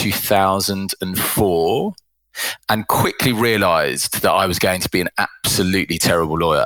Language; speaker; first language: English; native; English